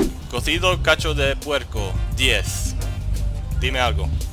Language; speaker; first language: Spanish; non-native, learner; English